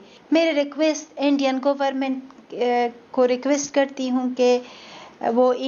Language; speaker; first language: Hindi; non-native, fluent; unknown